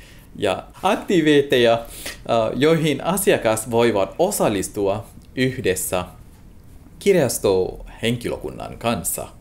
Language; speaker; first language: Finnish; non-native, fluent; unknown